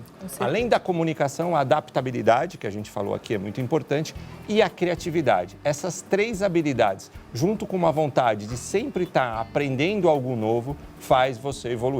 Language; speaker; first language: Portuguese; native; Portuguese